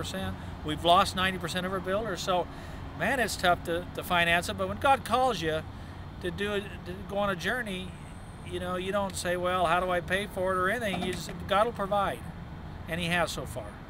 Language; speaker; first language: English; native; English